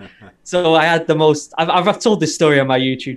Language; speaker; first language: English; native; English